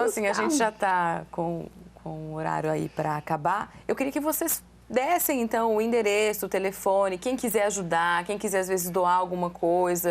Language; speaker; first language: Portuguese; native; Portuguese